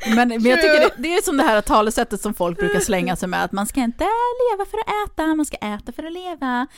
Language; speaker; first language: Swedish; early bilingual, other home language; Greek